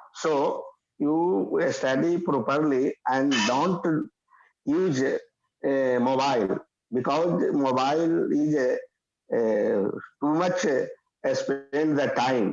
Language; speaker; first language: English; non-native, learner; Hindi